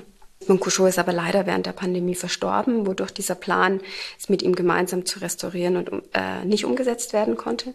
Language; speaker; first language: German; native; German